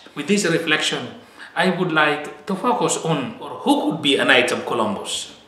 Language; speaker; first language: English; non-native, fluent; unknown